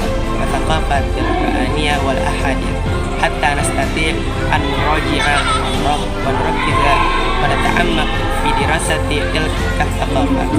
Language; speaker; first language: Arabic; non-native, learner; Indonesian